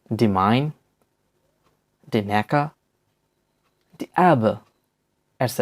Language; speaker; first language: German; non-native, fluent; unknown